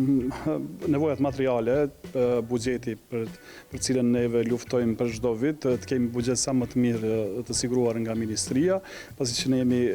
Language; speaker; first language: Albanian; native; Albanian